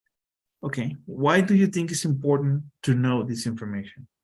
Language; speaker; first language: English; non-native, fluent; Spanish